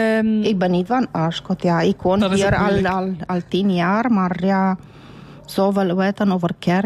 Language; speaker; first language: Dutch; non-native, learner; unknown